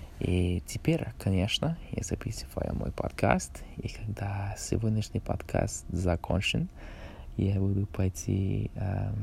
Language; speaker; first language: Russian; non-native, learner; English